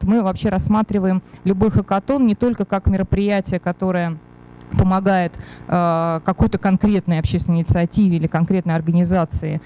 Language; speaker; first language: Russian; native; Russian